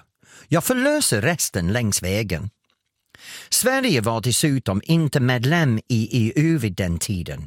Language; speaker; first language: Swedish; non-native, fluent; English